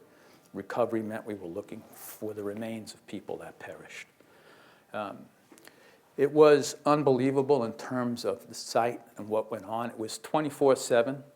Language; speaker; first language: English; native; English